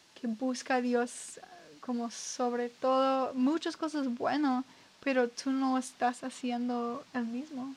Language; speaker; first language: Spanish; non-native, learner; English